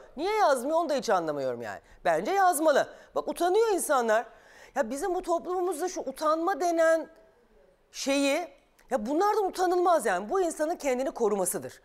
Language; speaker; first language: Turkish; native; Turkish